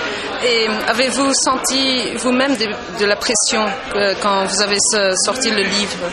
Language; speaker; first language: French; non-native, local second language; Dutch